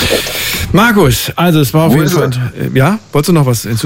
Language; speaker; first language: German; native; German